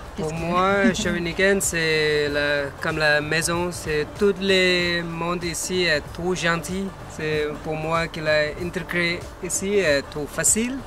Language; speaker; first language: French; non-native, learner; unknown